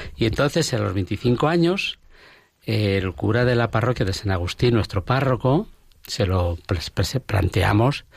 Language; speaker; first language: Spanish; native; Spanish